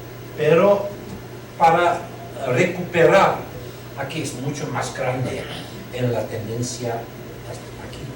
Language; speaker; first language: Spanish; non-native, learner; Chinese